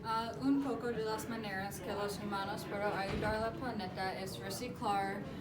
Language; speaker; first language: Spanish; non-native, learner; English